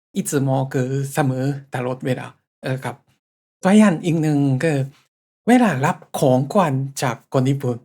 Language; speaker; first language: Thai; non-native, fluent; Japanese